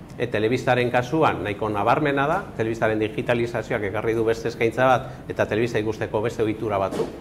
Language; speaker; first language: Basque; native; Basque